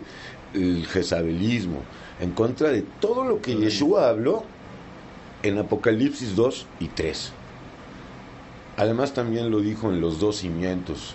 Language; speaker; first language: Spanish; native; Spanish